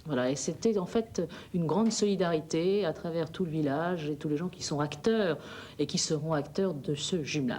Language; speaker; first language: French; native; French